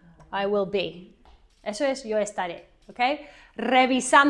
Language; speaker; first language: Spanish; non-native, fluent; English